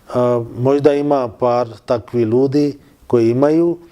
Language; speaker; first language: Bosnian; non-native, learner; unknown